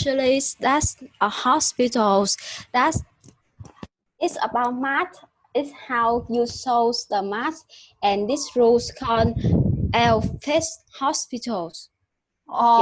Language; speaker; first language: English; non-native, learner; Vietnamese